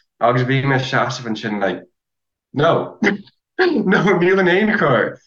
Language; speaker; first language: Irish; non-native, fluent; English